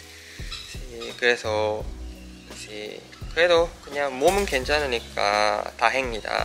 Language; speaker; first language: Korean; non-native, fluent; Japanese